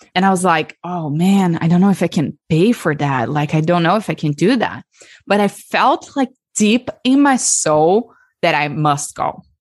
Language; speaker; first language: English; non-native, fluent; Portuguese